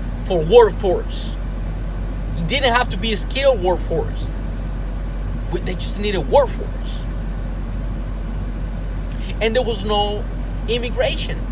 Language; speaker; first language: English; non-native, fluent; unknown